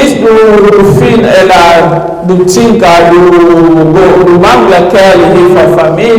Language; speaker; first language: Swedish; non-native, learner; French